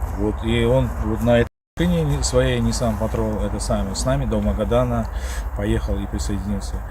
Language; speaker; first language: Russian; native; Russian